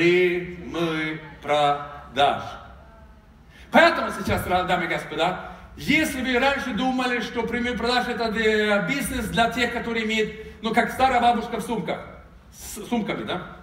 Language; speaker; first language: Russian; non-native, fluent; Swedish